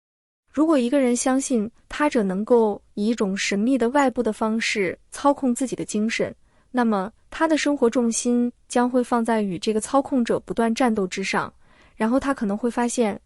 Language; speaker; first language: Chinese; native; Chinese